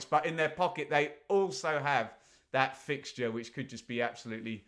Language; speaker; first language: English; native; English